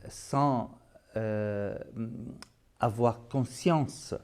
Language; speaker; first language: French; non-native, fluent; Arabic